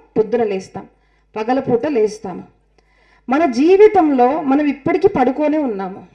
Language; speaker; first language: Telugu; non-native, local second language; Marathi